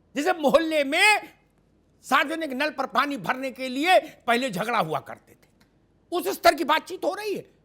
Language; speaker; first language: Hindi; native; Hindi